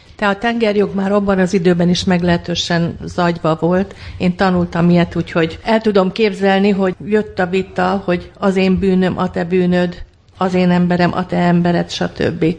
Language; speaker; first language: Hungarian; native; Hungarian